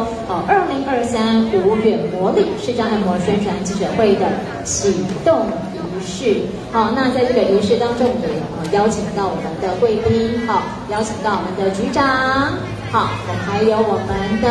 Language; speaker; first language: Chinese; native; Chinese